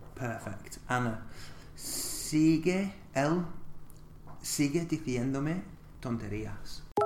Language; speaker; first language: Spanish; non-native, fluent; English